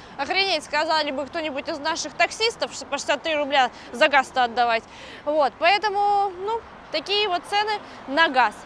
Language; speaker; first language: Russian; native; Russian